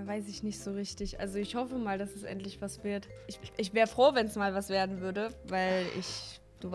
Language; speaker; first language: German; native; German